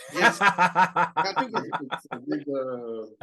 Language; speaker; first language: English; non-native, learner; French